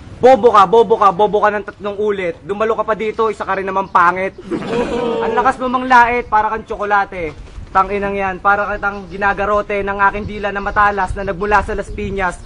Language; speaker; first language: Filipino; native; Filipino